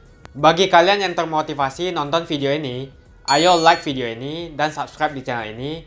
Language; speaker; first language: Indonesian; native; Indonesian